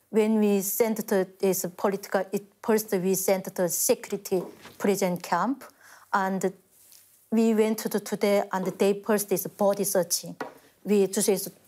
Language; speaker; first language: English; non-native, fluent; Korean